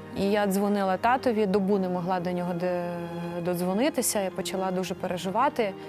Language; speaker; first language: Ukrainian; native; Ukrainian